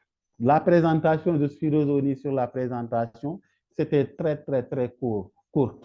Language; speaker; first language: French; non-native, local second language; Wolof